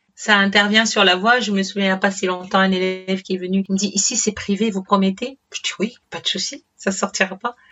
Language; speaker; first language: French; native; French